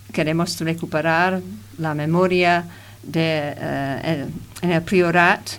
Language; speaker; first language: Spanish; non-native, fluent; English